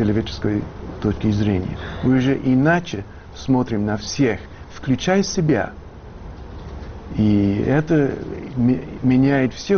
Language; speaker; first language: Russian; non-native, fluent; English